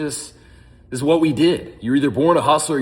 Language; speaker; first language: English; native; English